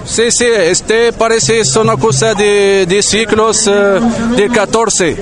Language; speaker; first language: Spanish; non-native, learner; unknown